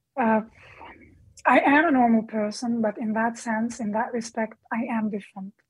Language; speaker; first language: English; non-native, fluent; Arabic